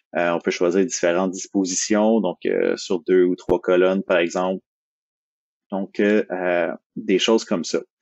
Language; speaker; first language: French; native; French